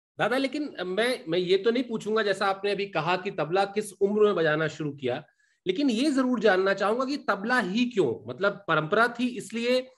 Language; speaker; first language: Hindi; native; Hindi